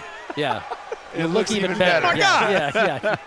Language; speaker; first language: English; native; English